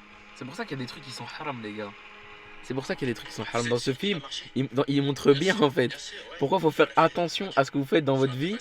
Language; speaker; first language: French; native; French